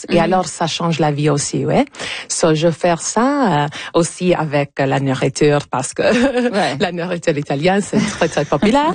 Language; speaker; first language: French; non-native, local second language; English